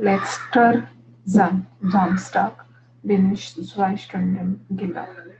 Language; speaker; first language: German; non-native, learner; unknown